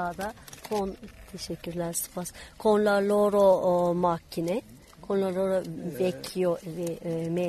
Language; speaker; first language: Italian; non-native, learner; Kurdish